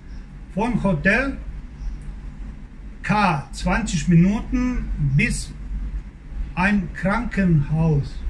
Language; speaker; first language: German; non-native, learner; Croatian